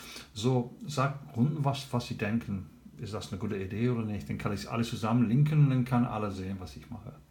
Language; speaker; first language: German; non-native, learner; English